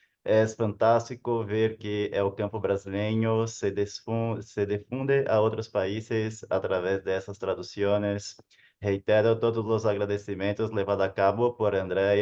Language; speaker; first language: Spanish; non-native, fluent; Portuguese